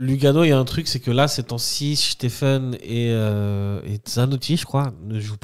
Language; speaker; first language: French; native; French